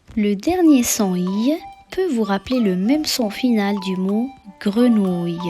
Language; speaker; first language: French; non-native, local second language; Arabic